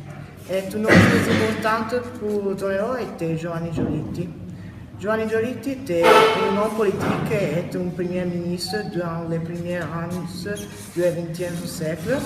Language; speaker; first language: French; non-native, learner; Italian